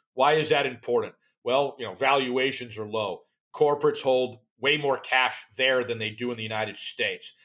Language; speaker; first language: English; native; English